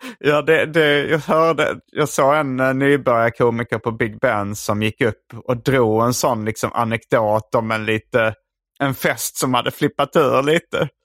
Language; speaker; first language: Swedish; native; Swedish